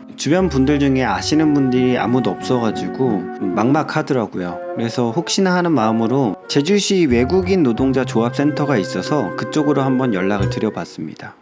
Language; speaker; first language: Korean; native; Korean